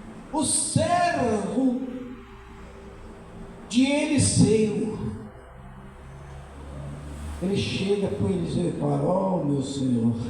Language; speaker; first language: Portuguese; native; Portuguese